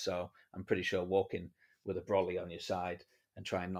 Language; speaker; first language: English; native; English